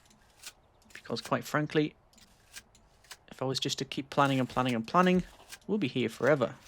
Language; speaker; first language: English; native; English